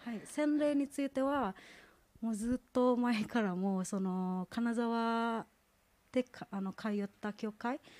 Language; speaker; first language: Japanese; non-native, fluent; Indonesian